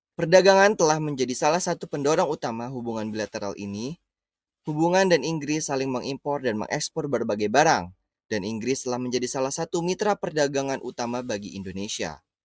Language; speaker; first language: Indonesian; native; Indonesian